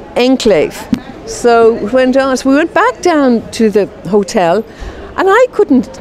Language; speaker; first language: English; native; English